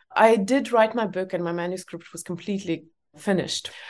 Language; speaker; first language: English; non-native, fluent; Estonian